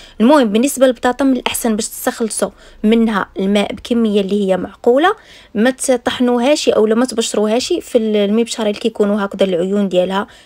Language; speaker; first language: Arabic; native; Arabic